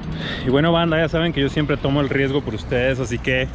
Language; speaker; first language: Spanish; native; Spanish